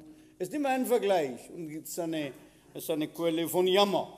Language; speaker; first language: German; non-native, fluent; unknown